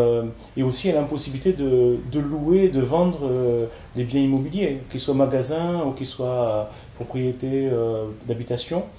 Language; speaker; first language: French; native; French